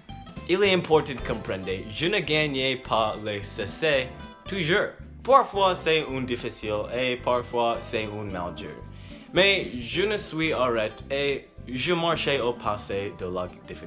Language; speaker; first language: French; non-native, learner; English